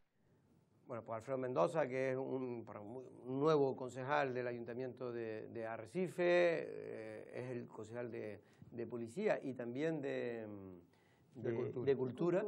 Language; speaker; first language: Spanish; native; Spanish